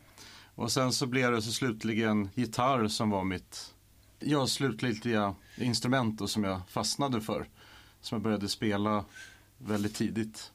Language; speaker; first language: Swedish; native; Swedish